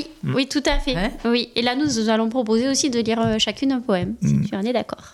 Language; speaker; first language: French; native; French